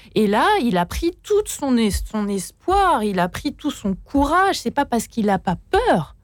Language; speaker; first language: French; native; French